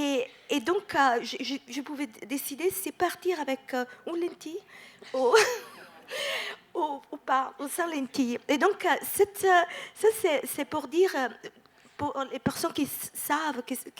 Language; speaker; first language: French; non-native, fluent; Italian